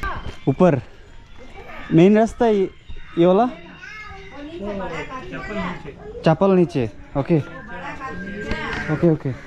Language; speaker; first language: Hindi; non-native, learner; Bangla